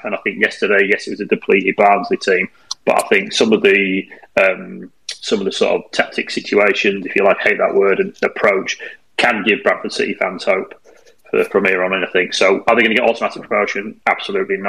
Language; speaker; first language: English; native; English